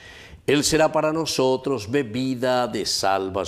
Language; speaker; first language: Spanish; native; Spanish